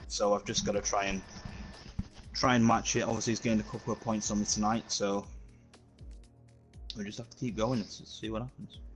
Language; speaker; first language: English; native; English